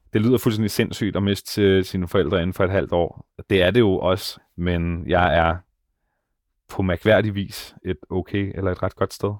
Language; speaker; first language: Danish; native; Danish